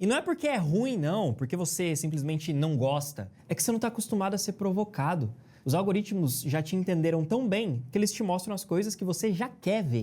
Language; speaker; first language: Portuguese; native; Portuguese